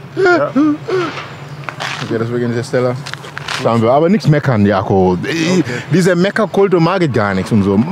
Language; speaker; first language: German; non-native, learner; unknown